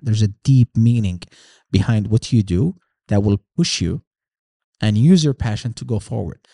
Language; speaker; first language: English; non-native, fluent; Arabic